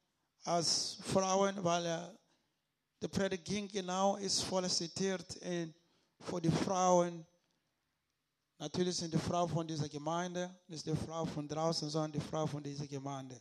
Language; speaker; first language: German; non-native, learner; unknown